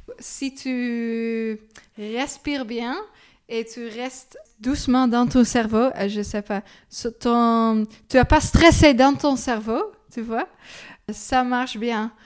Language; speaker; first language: French; non-native, learner; Dutch